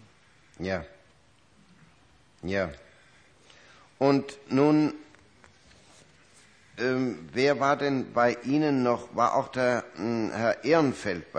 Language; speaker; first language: German; native; German